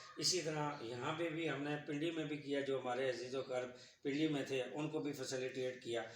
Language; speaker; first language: Urdu; non-native, local second language; Punjabi